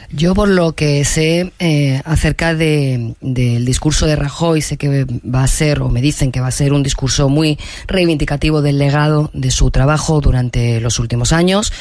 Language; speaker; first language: Spanish; native; Spanish